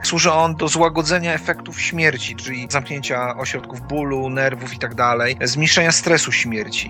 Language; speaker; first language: Polish; native; Polish